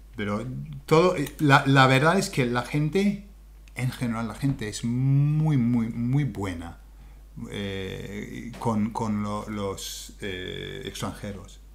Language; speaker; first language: Spanish; non-native, fluent; English